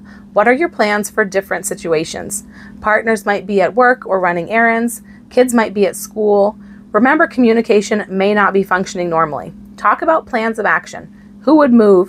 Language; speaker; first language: English; native; English